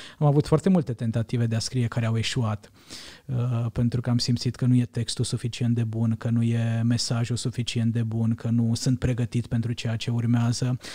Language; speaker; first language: Romanian; non-native, local second language; Hungarian